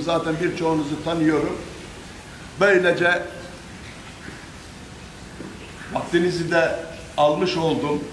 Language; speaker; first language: Turkish; native; Turkish